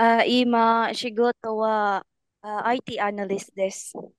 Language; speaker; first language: Japanese; non-native, learner; Filipino